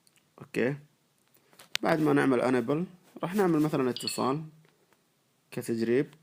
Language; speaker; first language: Arabic; native; Arabic